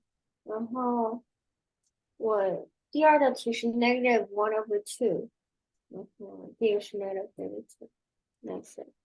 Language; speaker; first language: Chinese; early bilingual, heritage; Chinese